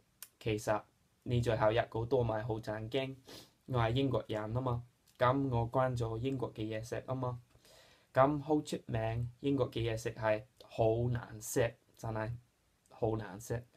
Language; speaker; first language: Cantonese; non-native, fluent; English